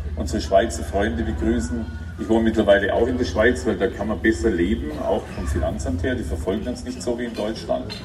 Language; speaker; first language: German; native; German